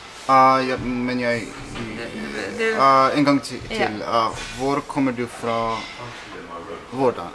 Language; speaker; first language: Swedish; non-native, learner; English